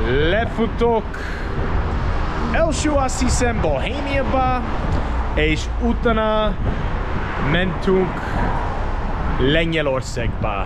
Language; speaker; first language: Hungarian; non-native, learner; English